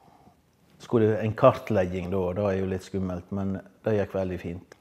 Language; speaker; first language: Norwegian; native; Norwegian